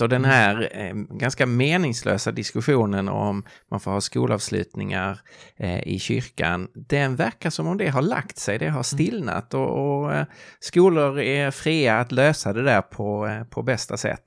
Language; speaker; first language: Swedish; native; Swedish